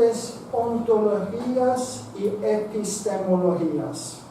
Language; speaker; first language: Spanish; non-native, fluent; Swedish